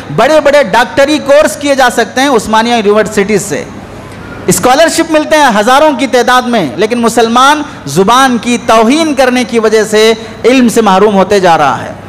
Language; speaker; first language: Urdu; native; Urdu